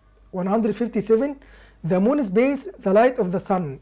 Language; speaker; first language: English; non-native, fluent; Arabic